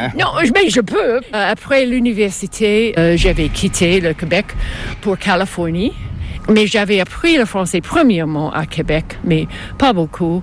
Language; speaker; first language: French; non-native, fluent; English